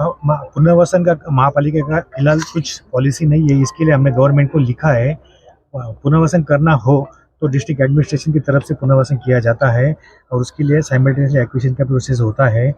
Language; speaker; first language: Hindi; non-native, local second language; Marathi